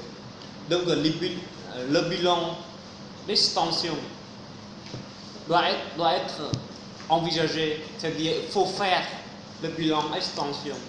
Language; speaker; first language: French; non-native, fluent; Vietnamese